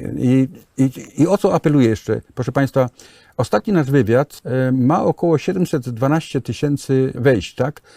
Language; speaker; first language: Polish; native; Polish